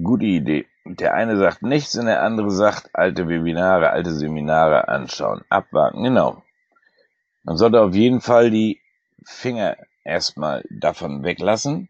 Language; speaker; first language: German; native; German